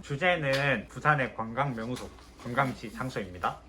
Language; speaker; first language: Korean; native; Korean